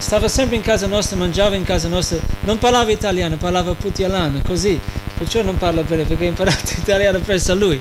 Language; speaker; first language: Italian; native; Italian